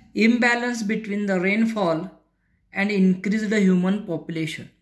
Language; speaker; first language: English; non-native, local second language; Marathi